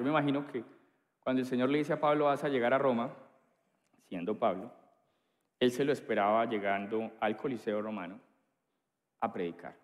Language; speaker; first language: Spanish; native; Spanish